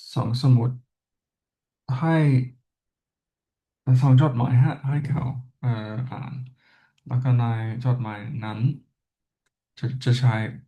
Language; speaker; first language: Thai; non-native, learner; English